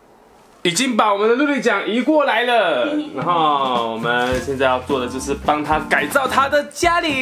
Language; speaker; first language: Chinese; native; Chinese